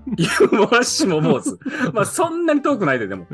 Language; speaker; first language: Japanese; native; Japanese